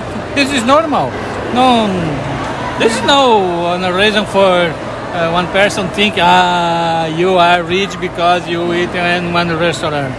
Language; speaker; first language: English; non-native, learner; Portuguese